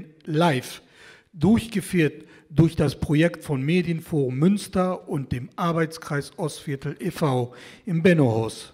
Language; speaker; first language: German; non-native, fluent; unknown